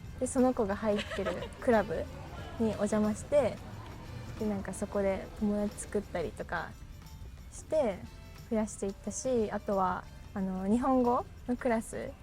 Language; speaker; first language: Japanese; native; Japanese